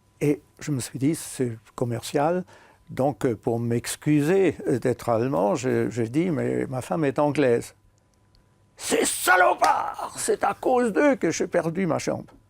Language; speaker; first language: French; non-native, fluent; German